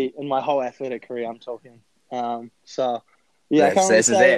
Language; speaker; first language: English; native; English